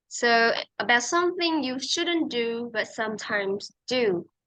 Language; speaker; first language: English; non-native, fluent; Vietnamese